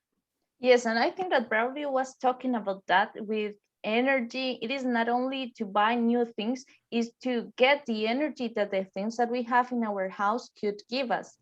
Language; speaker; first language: English; non-native, fluent; Spanish